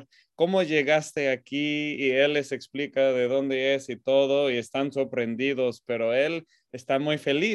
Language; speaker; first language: Spanish; non-native, fluent; English